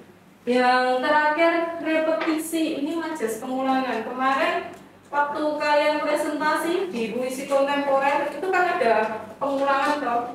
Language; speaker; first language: Indonesian; native; Indonesian